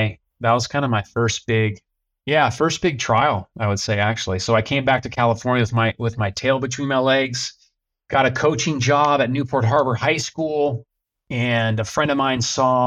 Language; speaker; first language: English; native; English